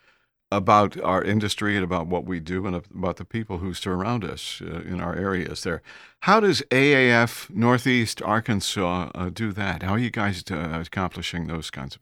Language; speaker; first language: English; native; English